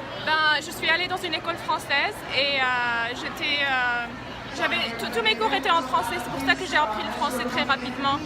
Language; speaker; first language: French; non-native, local second language; Arabic